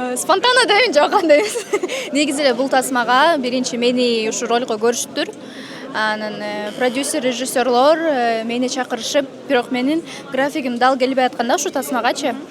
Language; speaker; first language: Kyrgyz; native; Kyrgyz